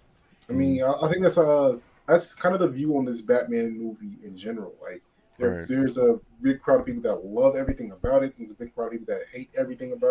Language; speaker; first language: English; native; English